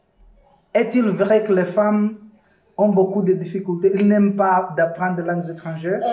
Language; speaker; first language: French; non-native, fluent; Portuguese